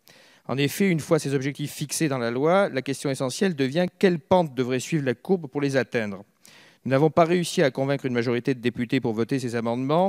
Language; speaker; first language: French; native; French